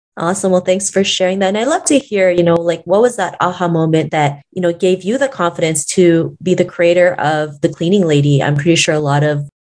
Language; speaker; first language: English; native; English